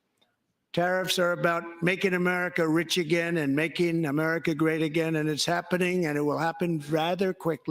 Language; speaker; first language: English; native; English